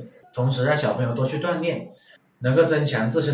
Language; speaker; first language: Chinese; native; Chinese